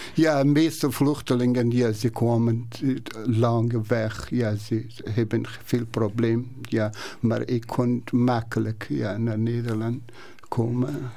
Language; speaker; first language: Dutch; non-native, learner; Persian